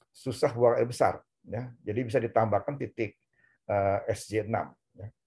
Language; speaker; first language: Indonesian; native; Indonesian